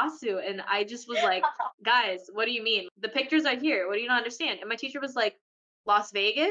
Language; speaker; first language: English; early bilingual, other home language; Korean